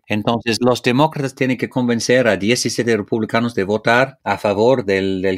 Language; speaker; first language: Spanish; non-native, fluent; English